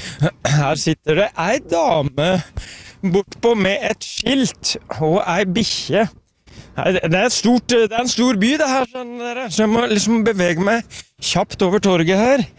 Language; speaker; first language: Norwegian; native; Norwegian